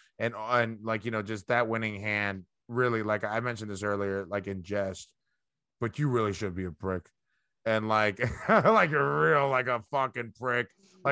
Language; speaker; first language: English; early bilingual, other home language; Spanish